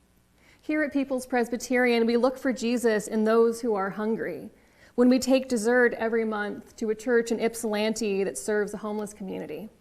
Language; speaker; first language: English; native; English